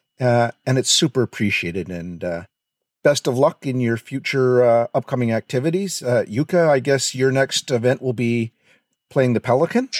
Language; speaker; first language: English; native; English